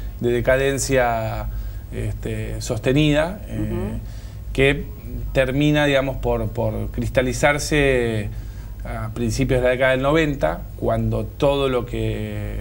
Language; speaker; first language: Spanish; native; Spanish